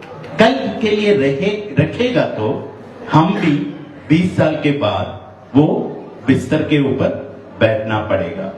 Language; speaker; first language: Hindi; non-native, fluent; Bangla